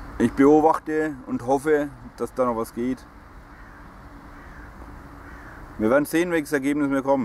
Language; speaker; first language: German; native; German